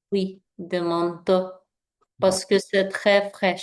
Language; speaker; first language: French; non-native, learner; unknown